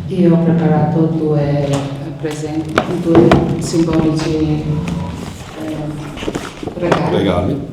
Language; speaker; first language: Italian; non-native, learner; Albanian